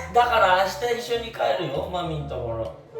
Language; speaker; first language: Japanese; non-native, fluent; Filipino